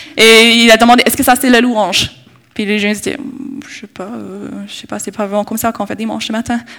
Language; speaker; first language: French; non-native, fluent; English